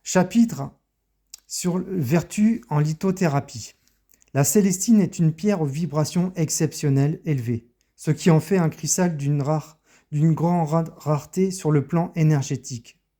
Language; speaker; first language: French; native; French